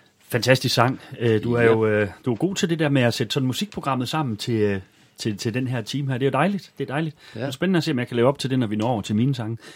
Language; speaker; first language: Danish; native; Danish